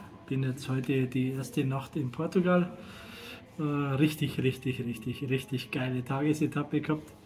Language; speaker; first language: German; native; German